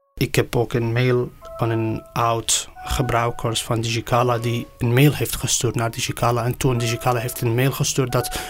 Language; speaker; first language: Dutch; non-native, fluent; Persian